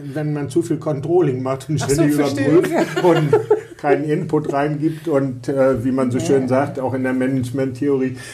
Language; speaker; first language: German; native; German